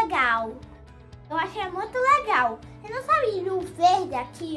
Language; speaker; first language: Portuguese; native; Portuguese